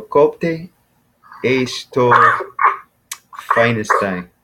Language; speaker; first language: Greek; non-native, learner; English